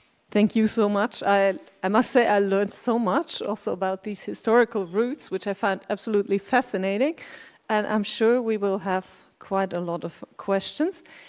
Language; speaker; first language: English; non-native, fluent; German